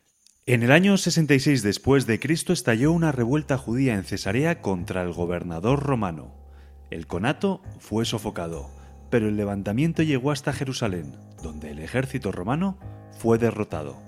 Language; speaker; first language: Spanish; native; Spanish